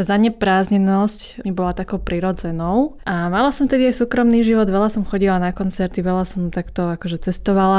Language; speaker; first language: Slovak; early bilingual, other home language; Vietnamese